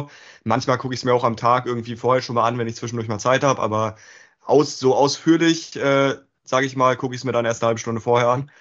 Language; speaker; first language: German; native; German